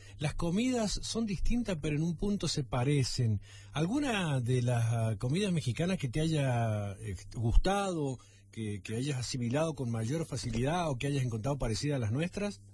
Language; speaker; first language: Spanish; native; Spanish